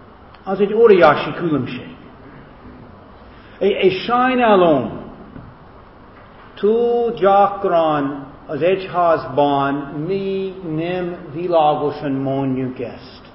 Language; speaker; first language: Hungarian; non-native, fluent; English